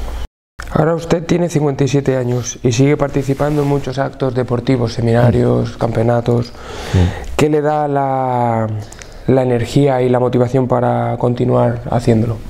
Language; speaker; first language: Spanish; non-native, fluent; Russian